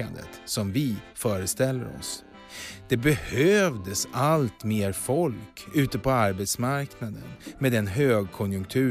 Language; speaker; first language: Swedish; native; Swedish